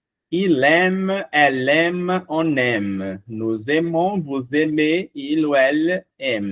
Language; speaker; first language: French; non-native, fluent; Portuguese